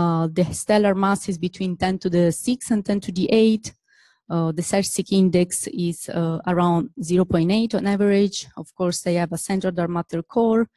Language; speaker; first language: English; non-native, fluent; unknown